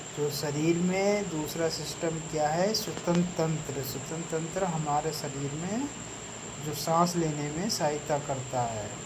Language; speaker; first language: Hindi; native; Hindi